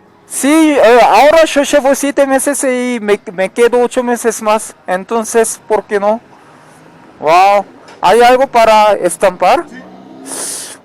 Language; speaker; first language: Spanish; non-native, learner; Korean